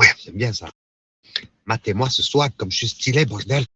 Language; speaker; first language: French; native; French